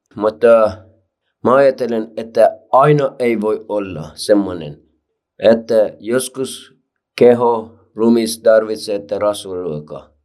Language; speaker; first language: Finnish; non-native, learner; Persian